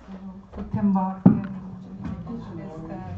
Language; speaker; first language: German; non-native, learner; Korean